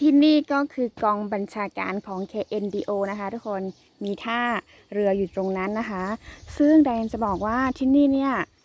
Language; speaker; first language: Thai; non-native, local second language; Karen languages